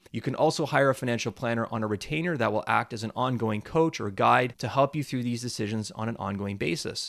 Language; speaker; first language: English; native; English